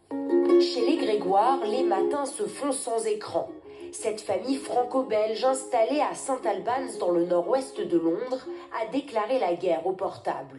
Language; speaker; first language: French; native; French